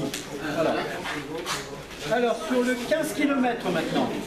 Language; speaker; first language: French; native; French